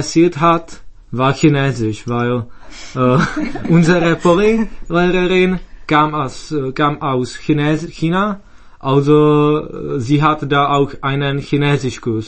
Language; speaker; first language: German; non-native, fluent; Czech